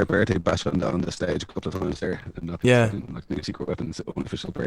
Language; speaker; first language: English; native; English